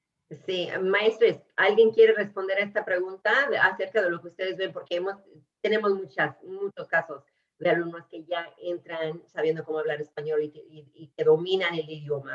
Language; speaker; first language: Spanish; early bilingual, other home language; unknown